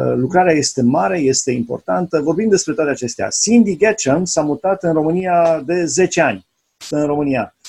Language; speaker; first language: Romanian; native; Romanian